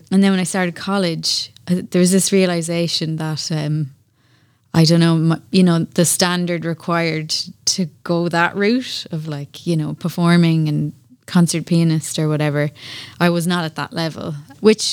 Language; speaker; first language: English; native; English